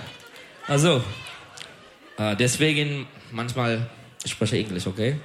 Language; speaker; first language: German; non-native, learner; Turkish